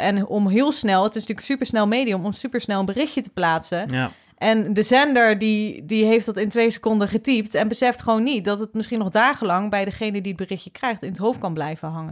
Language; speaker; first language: Dutch; native; Dutch